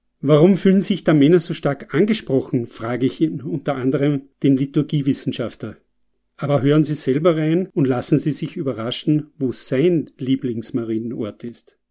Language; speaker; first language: German; native; German